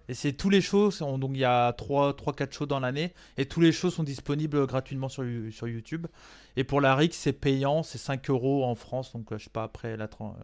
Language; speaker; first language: French; native; French